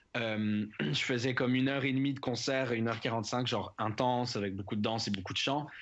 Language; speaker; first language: French; native; French